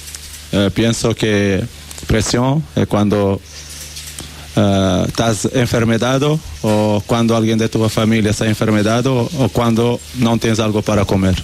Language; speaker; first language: Spanish; non-native, learner; Portuguese